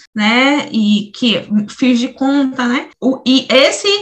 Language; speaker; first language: Portuguese; native; Portuguese